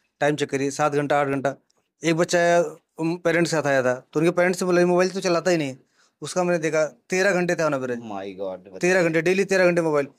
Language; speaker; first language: Hindi; native; Hindi